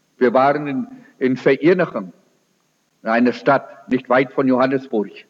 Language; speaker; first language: German; early bilingual, heritage; German